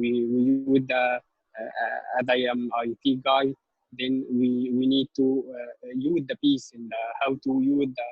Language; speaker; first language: English; non-native, learner; Arabic